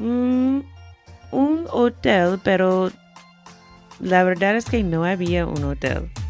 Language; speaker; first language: Spanish; non-native, fluent; English